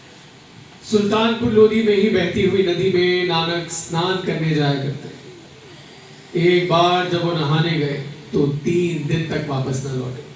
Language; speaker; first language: Hindi; native; Hindi